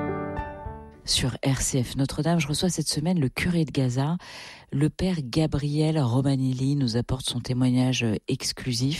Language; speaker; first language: French; native; French